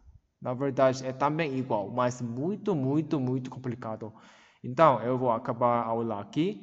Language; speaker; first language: Portuguese; non-native, learner; Korean